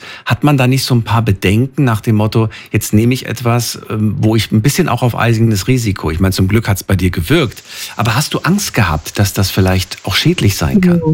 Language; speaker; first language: German; native; German